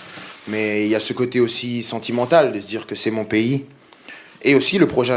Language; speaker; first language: French; native; French